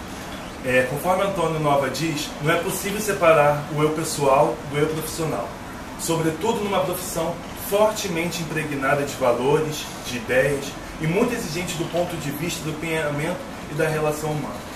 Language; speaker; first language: Portuguese; native; Portuguese